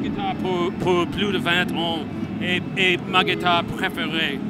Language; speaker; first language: French; non-native, learner; English